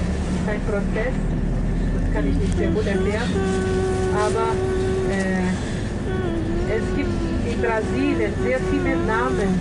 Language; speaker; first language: German; non-native, fluent; Portuguese